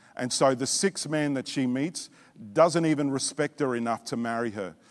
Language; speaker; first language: English; native; English